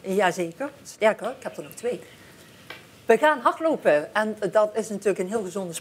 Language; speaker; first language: Dutch; native; Dutch